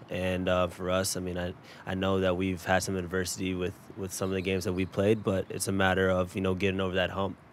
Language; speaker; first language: English; native; English